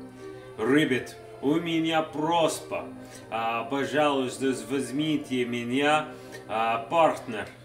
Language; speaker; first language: Russian; non-native, learner; English